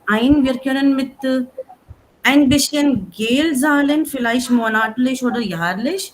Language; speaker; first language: German; non-native, learner; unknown